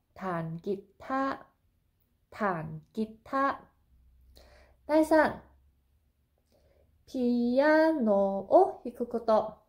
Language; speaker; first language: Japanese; non-native, fluent; Cantonese